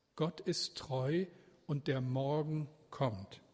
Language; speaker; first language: German; native; German